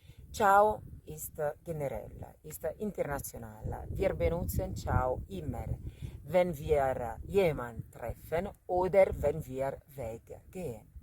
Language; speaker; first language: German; non-native, fluent; Italian